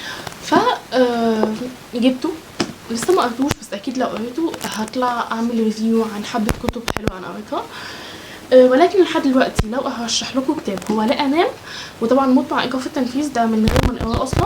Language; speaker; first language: Arabic; native; Arabic